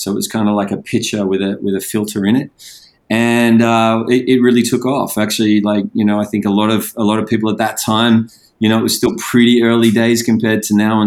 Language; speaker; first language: English; native; English